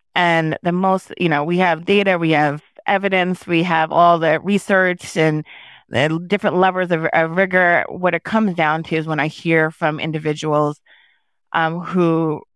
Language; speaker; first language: English; early bilingual, other home language; Haitian Creole